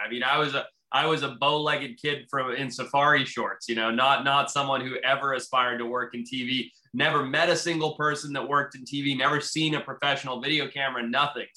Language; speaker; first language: English; native; English